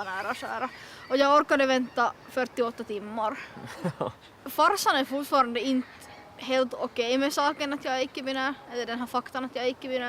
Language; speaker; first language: Swedish; non-native, local second language; Finnish